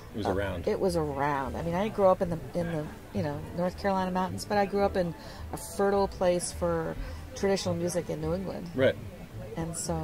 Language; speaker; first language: English; native; English